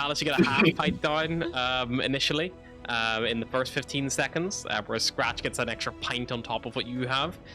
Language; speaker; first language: English; native; English